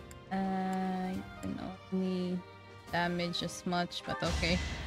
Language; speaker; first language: English; non-native, local second language; Filipino